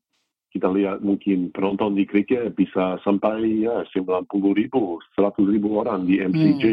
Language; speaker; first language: Indonesian; non-native, fluent; English